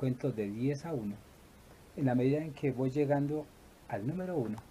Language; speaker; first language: Spanish; native; Spanish